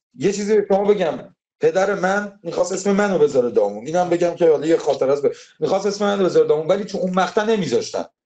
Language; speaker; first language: Persian; native; Persian